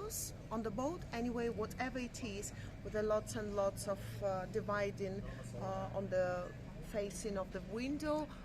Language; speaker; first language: English; non-native, fluent; Russian